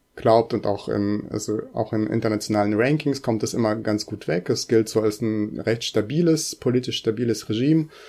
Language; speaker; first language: German; early bilingual, other home language; Russian